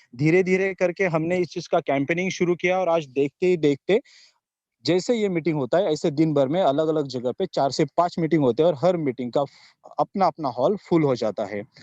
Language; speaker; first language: Hindi; non-native, local second language; Marathi